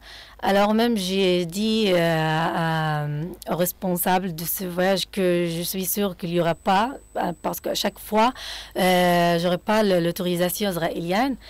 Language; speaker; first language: French; non-native, fluent; Arabic